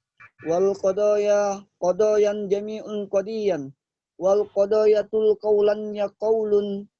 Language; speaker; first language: Arabic; non-native, learner; Indonesian